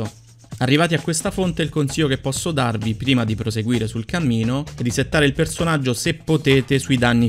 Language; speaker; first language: Italian; native; Italian